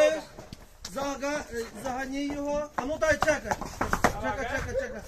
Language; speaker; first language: Polish; non-native, learner; Ukrainian